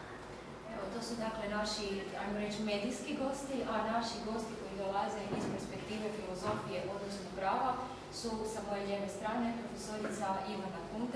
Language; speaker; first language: Croatian; native; Croatian